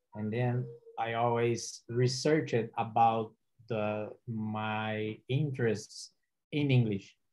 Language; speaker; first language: English; non-native, fluent; Portuguese